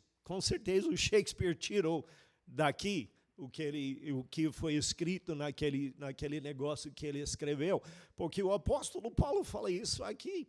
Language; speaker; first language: Portuguese; non-native, fluent; English